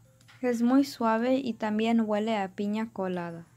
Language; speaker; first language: Spanish; early bilingual, heritage; Spanish